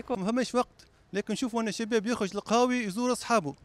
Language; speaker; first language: Arabic; native; Arabic